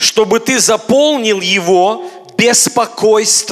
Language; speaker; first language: Polish; non-native, learner; Russian